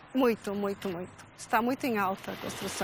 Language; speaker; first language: Portuguese; early bilingual, other home language; Galician